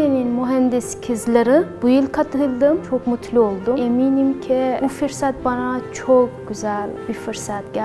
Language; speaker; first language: Turkish; non-native, learner; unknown